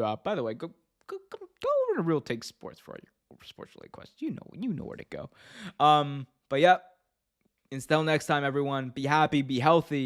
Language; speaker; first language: English; native; English